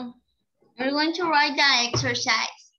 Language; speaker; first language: English; non-native, learner; Spanish